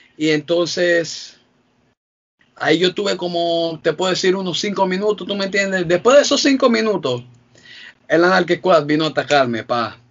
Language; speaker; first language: Spanish; native; Spanish